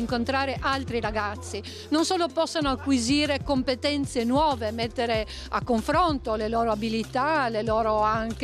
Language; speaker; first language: Italian; native; Italian